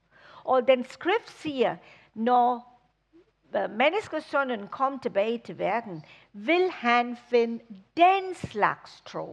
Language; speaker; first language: Danish; non-native, fluent; English